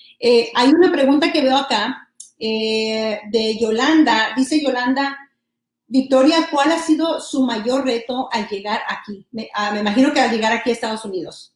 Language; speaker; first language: Spanish; early bilingual, heritage; Spanish